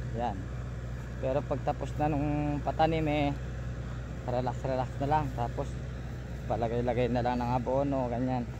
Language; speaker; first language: Filipino; non-native, local second language; Pampanga